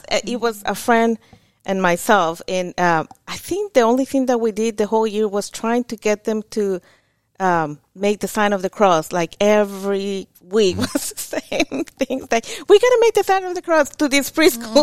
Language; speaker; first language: English; non-native, fluent; Spanish